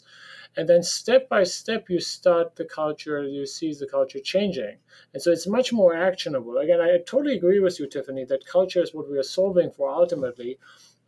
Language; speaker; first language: English; non-native, fluent; German